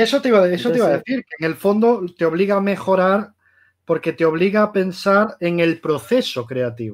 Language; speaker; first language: Spanish; native; Spanish